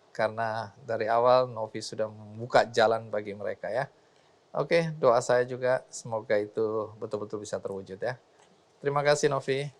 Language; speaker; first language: Indonesian; native; Indonesian